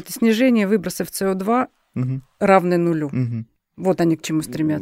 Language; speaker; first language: Russian; native; Russian